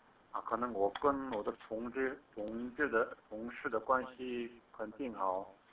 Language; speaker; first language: Chinese; non-native, fluent; Korean